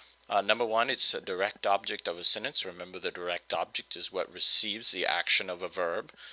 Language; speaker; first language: English; native; English